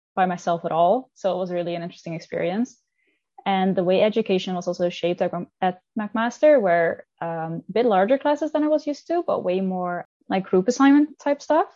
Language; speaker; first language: English; non-native, fluent; Dutch